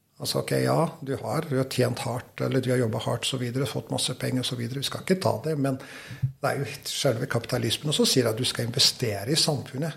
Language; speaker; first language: Norwegian; non-native, fluent; Albanian